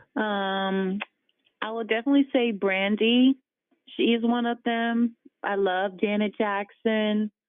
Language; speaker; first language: English; native; English